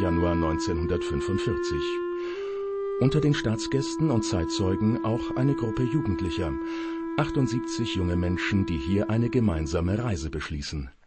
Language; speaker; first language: German; native; German